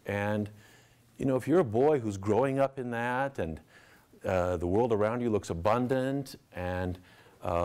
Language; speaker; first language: English; native; English